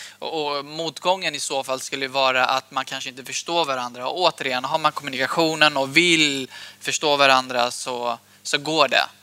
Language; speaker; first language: Swedish; early bilingual, other home language; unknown